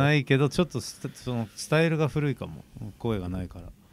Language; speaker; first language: Japanese; native; Japanese